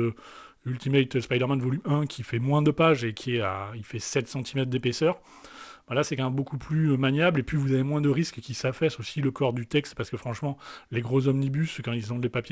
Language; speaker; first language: French; native; French